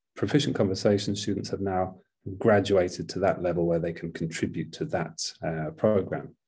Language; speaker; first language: English; native; English